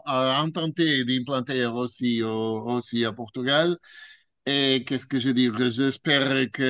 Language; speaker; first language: French; non-native, learner; Portuguese